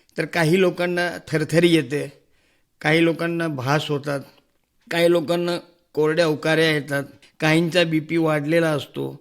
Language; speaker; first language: Marathi; non-native, local second language; Hindi